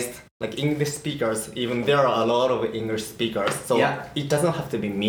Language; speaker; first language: English; non-native, learner; Japanese